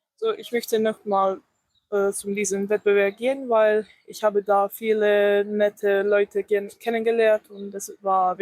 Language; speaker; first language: German; non-native, learner; Croatian